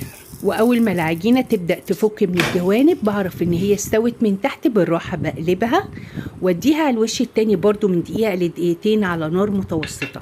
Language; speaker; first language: Arabic; native; Arabic